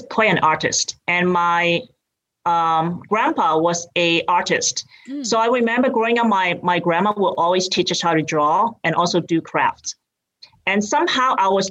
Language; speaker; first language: English; native; English